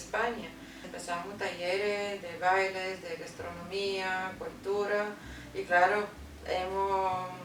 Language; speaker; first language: Spanish; non-native, learner; Bulgarian